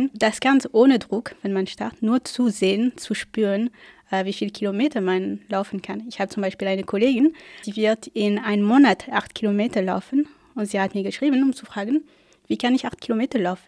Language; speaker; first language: German; non-native, fluent; French